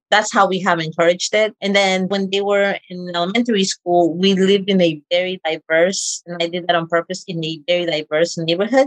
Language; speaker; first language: English; early bilingual, other home language; Spanish